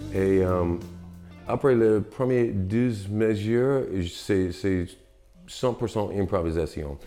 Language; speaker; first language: French; non-native, fluent; English